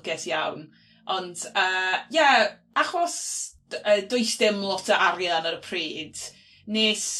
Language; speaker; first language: Welsh; non-native, local second language; English